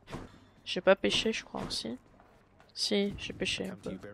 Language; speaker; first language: French; native; French